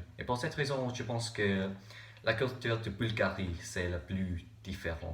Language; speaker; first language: French; non-native, learner; English